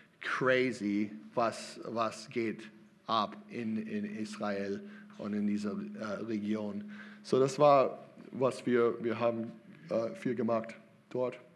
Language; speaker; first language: German; non-native, learner; English